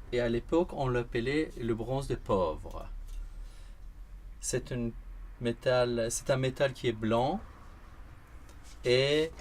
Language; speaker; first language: French; non-native, fluent; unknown